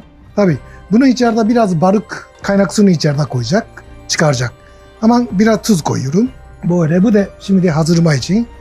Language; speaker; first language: Turkish; non-native, learner; Japanese